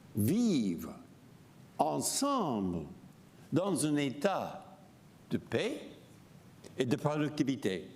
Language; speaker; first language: French; non-native, fluent; English